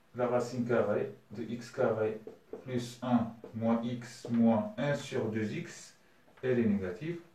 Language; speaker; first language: French; non-native, local second language; Arabic